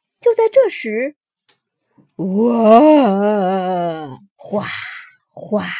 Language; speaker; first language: Chinese; native; Chinese